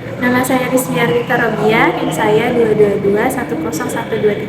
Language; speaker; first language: Indonesian; native; Indonesian